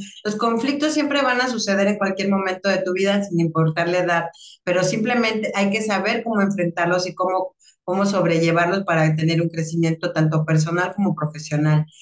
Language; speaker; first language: Spanish; native; Spanish